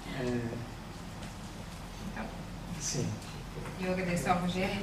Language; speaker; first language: Portuguese; non-native, learner; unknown